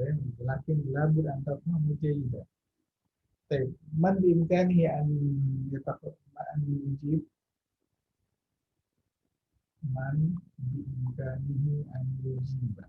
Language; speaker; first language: Arabic; non-native, fluent; Indonesian